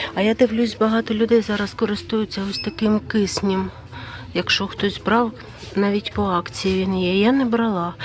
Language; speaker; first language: Ukrainian; non-native, local second language; Russian